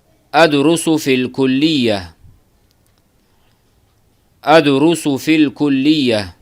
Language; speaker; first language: Arabic; non-native, fluent; Urdu